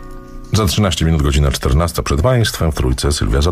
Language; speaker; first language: Polish; native; Polish